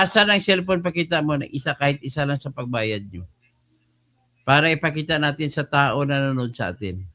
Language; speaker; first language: Filipino; native; Filipino